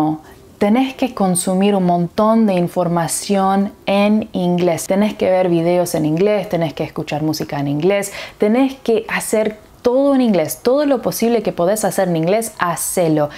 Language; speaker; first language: Spanish; early bilingual, heritage; English